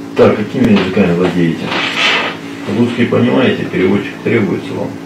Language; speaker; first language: Russian; native; Russian